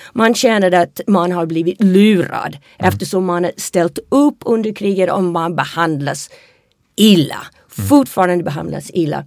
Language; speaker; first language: Swedish; non-native, fluent; English